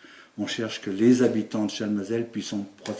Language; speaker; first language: French; native; French